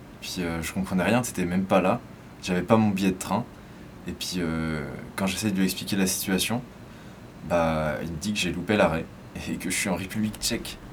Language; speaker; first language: French; native; French